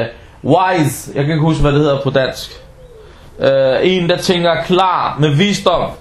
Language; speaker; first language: Danish; early bilingual, other home language; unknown